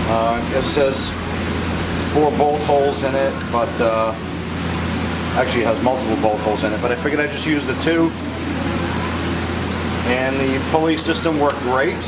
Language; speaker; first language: English; native; English